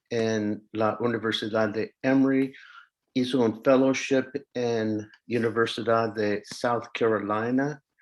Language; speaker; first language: Spanish; non-native, fluent; English